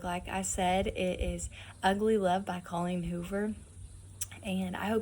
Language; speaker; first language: English; native; English